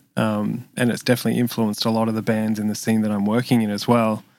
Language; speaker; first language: English; native; English